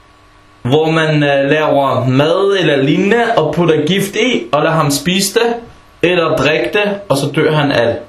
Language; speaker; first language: Danish; non-native, fluent; Arabic